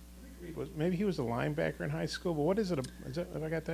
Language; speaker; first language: English; native; English